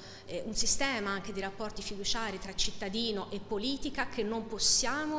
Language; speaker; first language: Italian; native; Italian